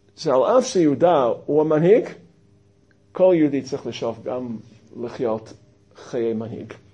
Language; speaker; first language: Hebrew; non-native, fluent; English